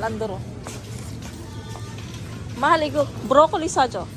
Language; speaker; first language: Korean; non-native, learner; Filipino